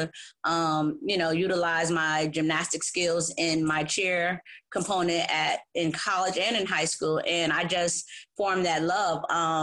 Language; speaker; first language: English; native; English